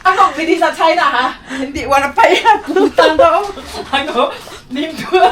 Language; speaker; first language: Filipino; non-native, learner; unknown